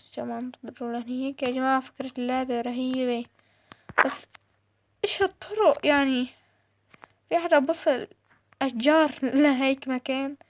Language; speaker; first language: Arabic; native; Arabic